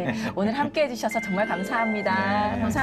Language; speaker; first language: Korean; native; Korean